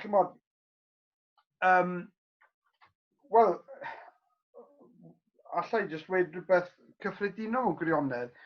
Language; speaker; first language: Welsh; native; Welsh